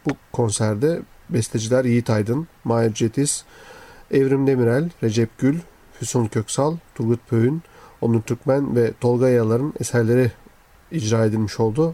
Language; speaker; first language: Turkish; native; Turkish